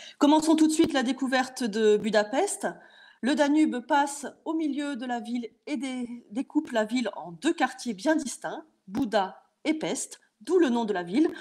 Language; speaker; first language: French; native; French